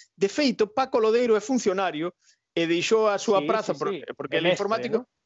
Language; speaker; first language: Galician; native; Galician